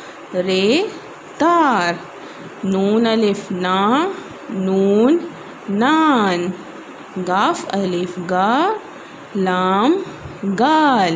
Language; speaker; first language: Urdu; non-native, local second language; Pashto